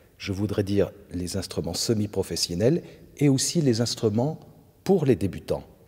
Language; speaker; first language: French; native; French